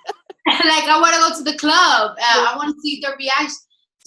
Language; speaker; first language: English; native; English